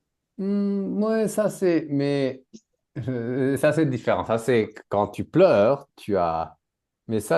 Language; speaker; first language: French; native; French